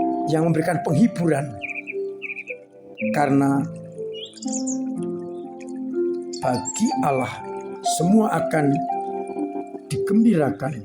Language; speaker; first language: Indonesian; non-native, local second language; Javanese